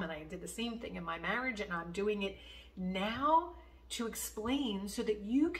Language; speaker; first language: English; native; English